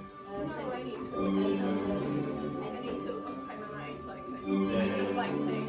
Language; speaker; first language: English; non-native, learner; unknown